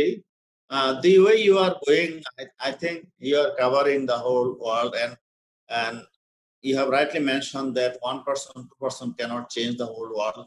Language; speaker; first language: English; non-native, local second language; Bangla